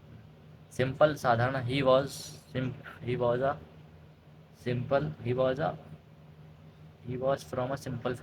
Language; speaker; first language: English; non-native, learner; Hindi